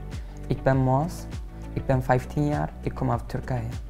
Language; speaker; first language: Dutch; non-native, learner; Turkish